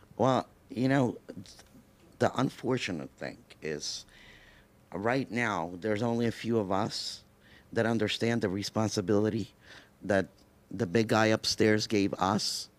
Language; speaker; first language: English; early bilingual, other home language; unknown